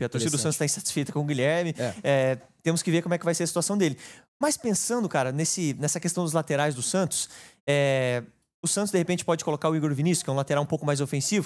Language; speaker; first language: Portuguese; native; Portuguese